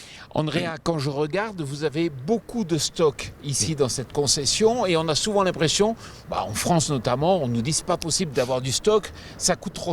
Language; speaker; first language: French; native; French